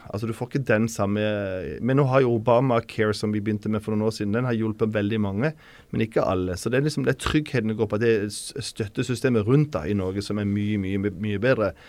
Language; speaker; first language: Norwegian; native; Norwegian